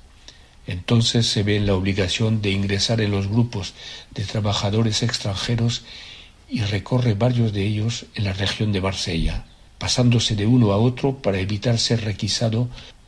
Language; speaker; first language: Spanish; native; Spanish